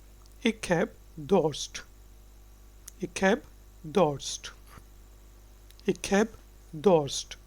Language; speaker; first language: Dutch; non-native, learner; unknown